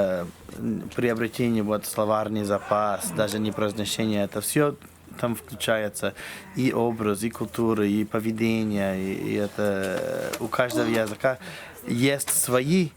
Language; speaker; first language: Russian; non-native, fluent; English